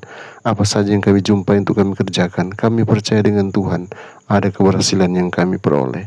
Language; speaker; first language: Indonesian; native; Indonesian